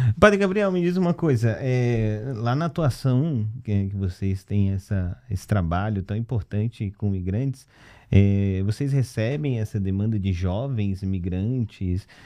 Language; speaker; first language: Portuguese; early bilingual, other home language; Russian